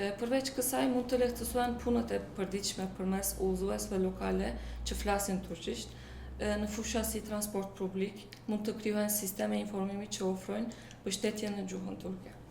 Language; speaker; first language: Albanian; non-native, local second language; Turkish